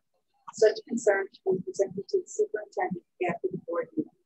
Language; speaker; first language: English; native; English